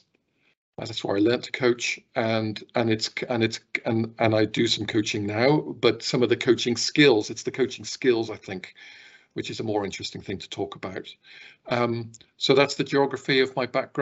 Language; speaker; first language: English; native; English